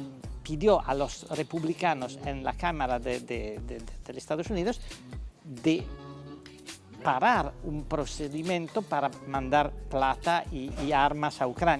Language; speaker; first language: Spanish; non-native, fluent; Italian